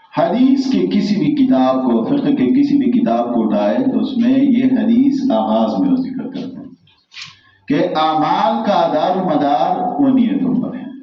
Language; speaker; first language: Urdu; non-native, local second language; Pashto